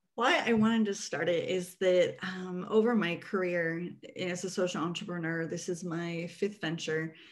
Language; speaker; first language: English; early bilingual, other home language; Spanish